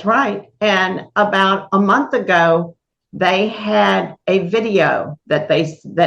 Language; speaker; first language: English; native; English